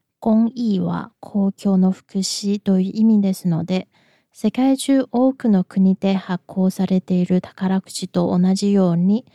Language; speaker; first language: Japanese; non-native, fluent; Chinese